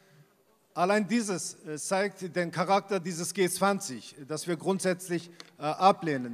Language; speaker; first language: German; early bilingual, other home language; Kurdish